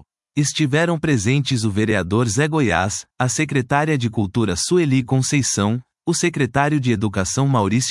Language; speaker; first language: Portuguese; native; Portuguese